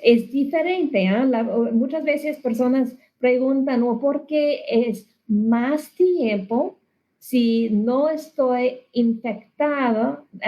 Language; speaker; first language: Spanish; non-native, learner; English